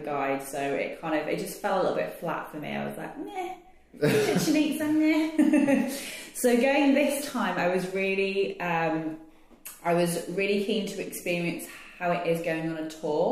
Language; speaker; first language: English; native; English